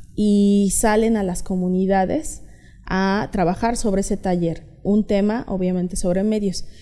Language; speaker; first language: Spanish; native; Spanish